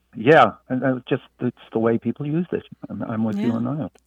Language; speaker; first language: English; native; English